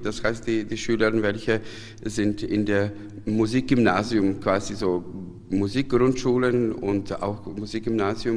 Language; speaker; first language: German; non-native, fluent; Serbian